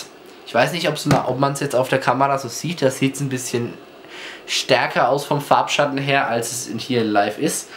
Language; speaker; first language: German; native; German